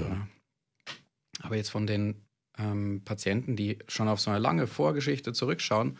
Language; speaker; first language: German; native; German